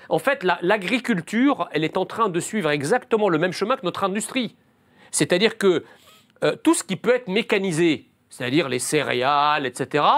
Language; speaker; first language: French; early bilingual, other home language; Arabic